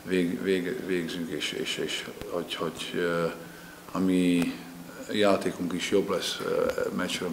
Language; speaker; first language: Hungarian; non-native, fluent; Slovak